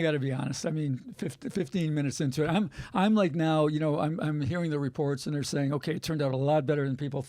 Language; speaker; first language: English; native; English